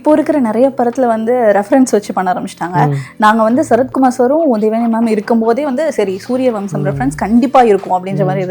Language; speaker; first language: Tamil; native; Tamil